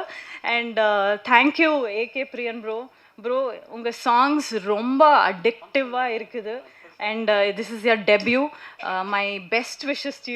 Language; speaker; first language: Tamil; non-native, learner; Kannada